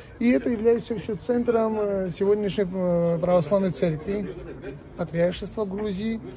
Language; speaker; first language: Russian; non-native, local second language; Georgian